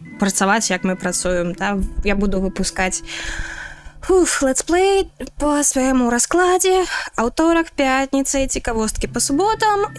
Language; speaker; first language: Belarusian; non-native, local second language; Russian